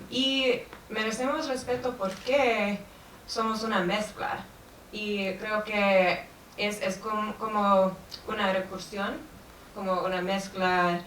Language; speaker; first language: Spanish; non-native, fluent; English